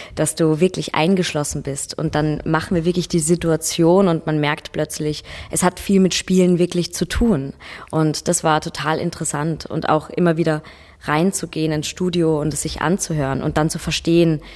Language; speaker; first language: German; native; German